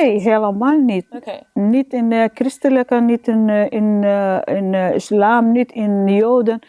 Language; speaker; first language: Dutch; non-native, learner; Arabic